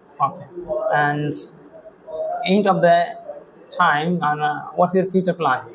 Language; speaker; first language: English; non-native, fluent; Bangla